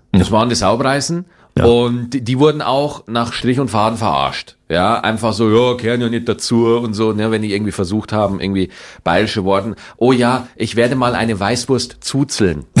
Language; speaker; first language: German; native; German